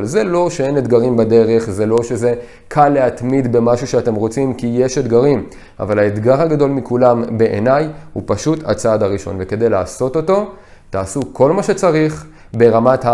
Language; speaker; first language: Hebrew; native; Hebrew